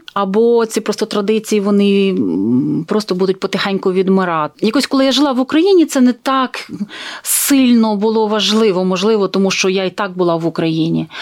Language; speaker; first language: Ukrainian; native; Ukrainian